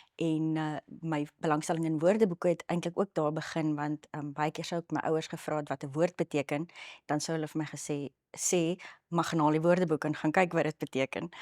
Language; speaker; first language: Afrikaans; native; Afrikaans